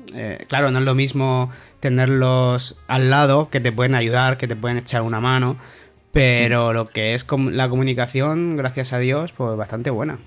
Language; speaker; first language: Spanish; native; Spanish